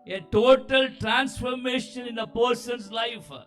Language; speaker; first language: English; non-native, local second language; Tamil